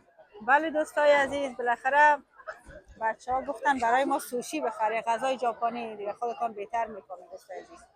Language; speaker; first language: Persian; native; Persian